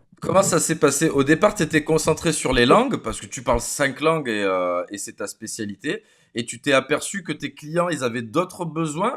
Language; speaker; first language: French; native; French